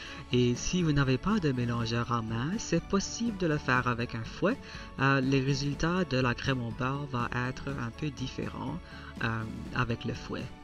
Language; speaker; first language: French; non-native, local second language; English